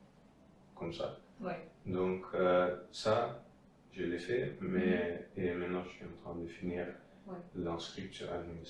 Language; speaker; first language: French; non-native, fluent; Dutch